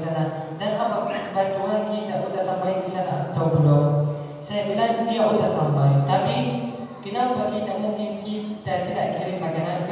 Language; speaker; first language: Indonesian; non-native, learner; Arabic